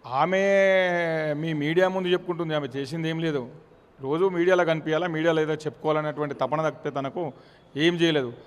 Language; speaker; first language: Telugu; native; Telugu